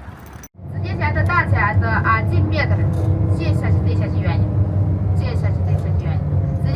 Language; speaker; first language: Russian; non-native, learner; Chinese